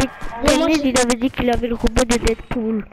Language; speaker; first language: French; native; French